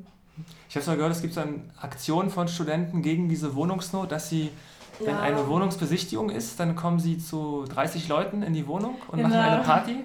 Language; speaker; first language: German; native; German